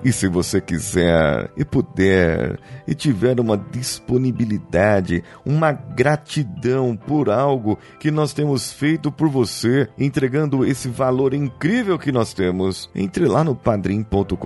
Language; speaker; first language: Portuguese; native; Portuguese